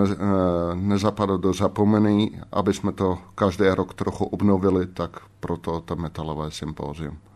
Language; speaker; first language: Czech; non-native, fluent; Dutch